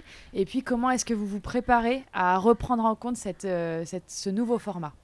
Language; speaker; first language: French; native; French